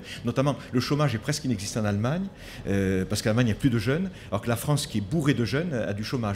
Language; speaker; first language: French; native; French